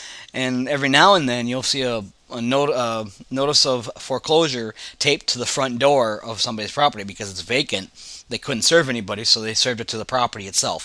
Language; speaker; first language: English; native; English